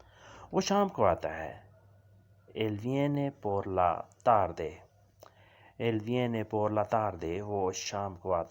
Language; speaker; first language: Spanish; non-native, learner; Urdu